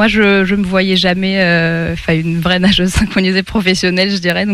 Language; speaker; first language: French; non-native, fluent; Russian